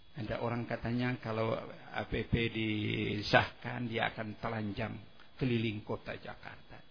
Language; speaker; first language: Indonesian; native; Indonesian